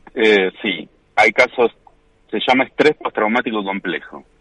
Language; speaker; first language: Spanish; native; Spanish